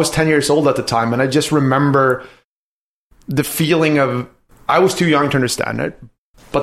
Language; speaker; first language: English; non-native, fluent; Swedish